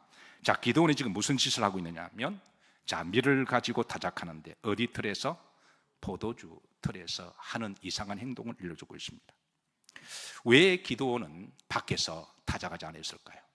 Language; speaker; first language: Korean; native; Korean